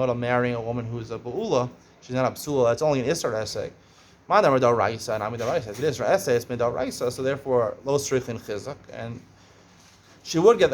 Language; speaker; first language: English; native; English